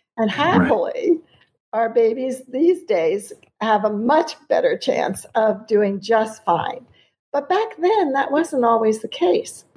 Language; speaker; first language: English; early bilingual, other home language; German